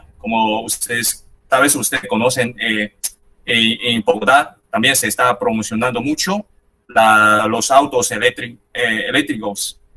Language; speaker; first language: Spanish; non-native, fluent; Chinese